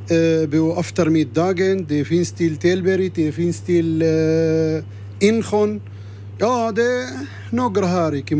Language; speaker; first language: Swedish; non-native, learner; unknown